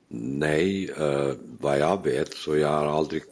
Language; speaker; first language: Swedish; non-native, fluent; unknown